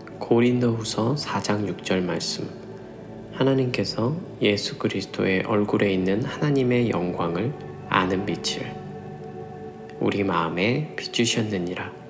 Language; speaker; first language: Korean; native; Korean